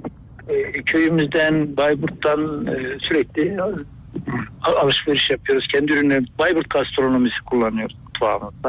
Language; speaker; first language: Turkish; native; Turkish